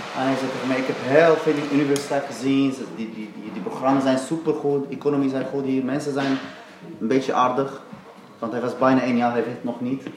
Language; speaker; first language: Dutch; non-native, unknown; Arabic